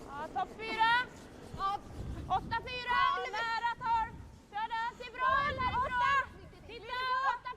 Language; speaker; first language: Swedish; native; Swedish